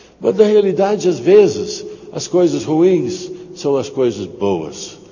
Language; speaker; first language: Portuguese; non-native, fluent; English